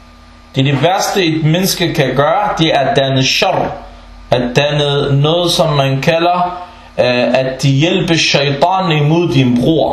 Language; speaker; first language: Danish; non-native, fluent; Arabic